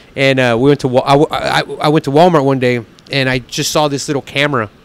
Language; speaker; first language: English; native; English